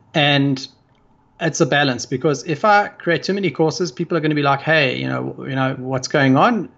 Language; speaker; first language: English; native; English